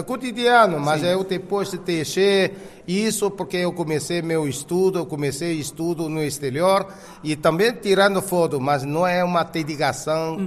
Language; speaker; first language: Portuguese; non-native, fluent; Chinese